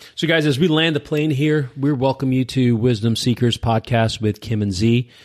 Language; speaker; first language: English; early bilingual, other home language; Urdu